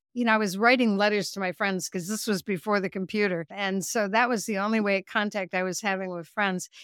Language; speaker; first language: English; native; English